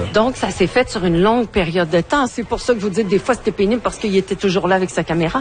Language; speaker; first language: French; native; French